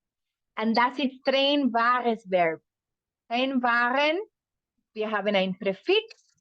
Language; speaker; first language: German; non-native, fluent; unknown